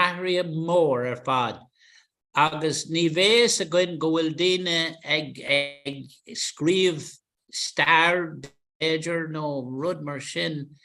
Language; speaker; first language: Irish; non-native, local second language; English